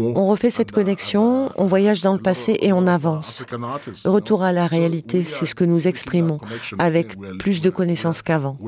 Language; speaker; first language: French; non-native, fluent; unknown